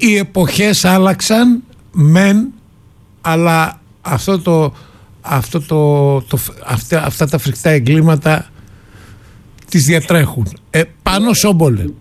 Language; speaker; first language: Greek; native; Greek